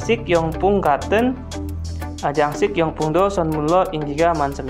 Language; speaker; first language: Korean; non-native, fluent; Indonesian